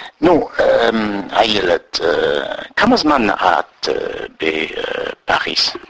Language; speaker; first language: Hebrew; non-native, learner; French